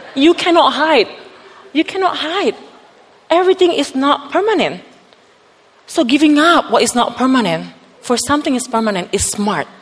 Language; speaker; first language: English; non-native, fluent; Indonesian